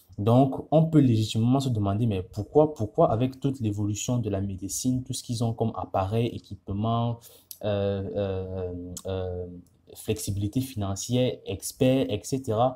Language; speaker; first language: French; non-native, local second language; Ghomala